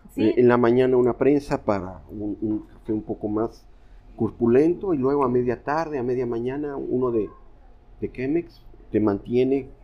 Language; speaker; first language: Spanish; native; Spanish